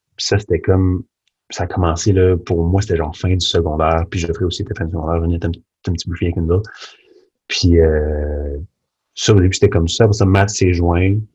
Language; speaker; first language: French; early bilingual, other home language; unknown